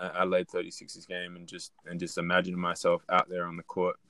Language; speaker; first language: English; native; English